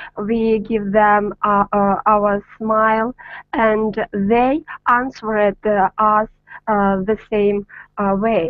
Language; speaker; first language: English; non-native, learner; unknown